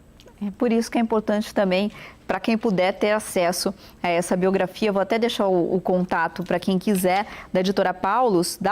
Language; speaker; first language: Portuguese; native; Portuguese